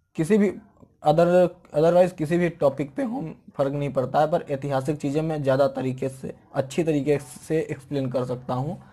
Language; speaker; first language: Hindi; native; Hindi